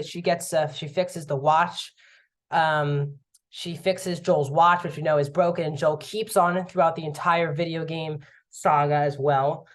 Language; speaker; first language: English; native; English